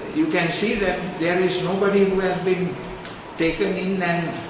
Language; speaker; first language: English; non-native, local second language; Sinhala